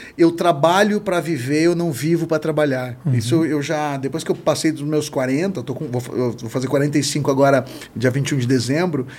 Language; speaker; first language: Portuguese; native; Portuguese